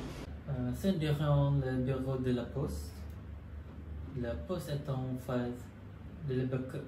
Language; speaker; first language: French; non-native, learner; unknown